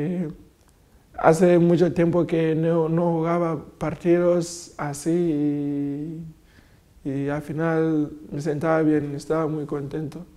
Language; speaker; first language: Spanish; non-native, fluent; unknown